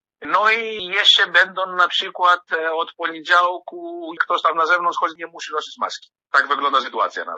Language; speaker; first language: Polish; non-native, fluent; Greek